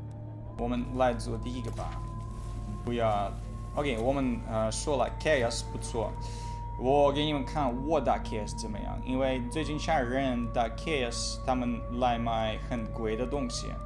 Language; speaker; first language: Chinese; non-native, learner; Russian